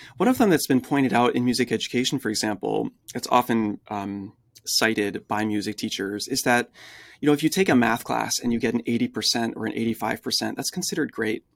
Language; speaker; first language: English; early bilingual, other home language; French